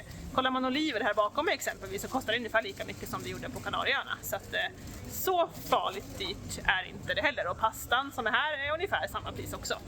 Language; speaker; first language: Swedish; native; Swedish